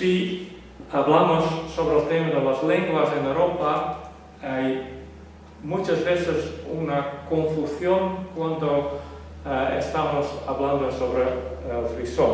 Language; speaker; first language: Spanish; non-native, learner; Western Frisian